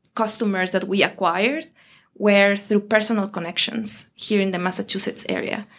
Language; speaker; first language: English; non-native, fluent; Spanish